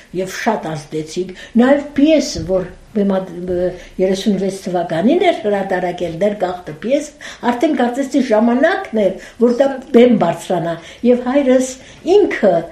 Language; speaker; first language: Armenian; early bilingual, heritage; Armenian